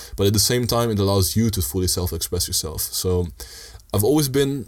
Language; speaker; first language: English; early bilingual, heritage; Dutch